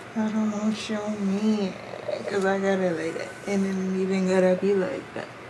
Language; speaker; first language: English; native; English